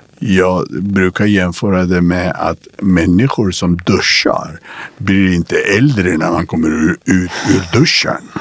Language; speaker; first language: Swedish; non-native, fluent; Persian